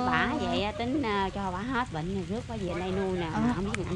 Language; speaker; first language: Vietnamese; native; Vietnamese